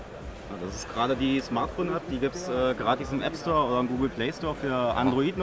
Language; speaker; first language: German; native; German